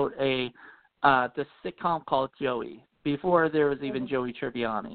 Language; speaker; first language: English; native; English